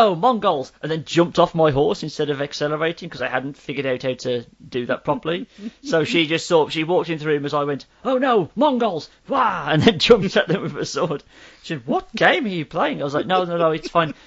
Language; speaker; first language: English; native; English